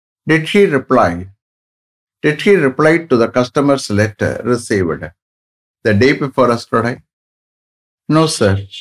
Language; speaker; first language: English; non-native, local second language; Tamil